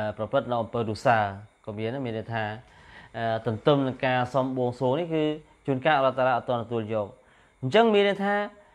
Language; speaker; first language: Khmer; native; Khmer